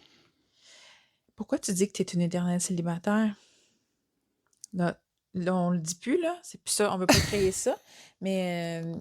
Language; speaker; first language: French; native; French